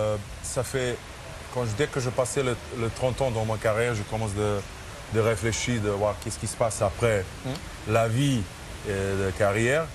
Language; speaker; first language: French; non-native, fluent; Serbian